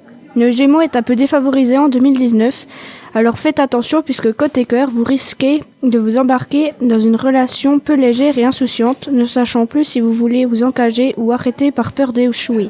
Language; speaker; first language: French; native; French